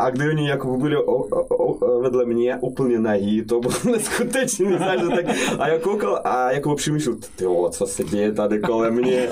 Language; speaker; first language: Czech; non-native, fluent; Russian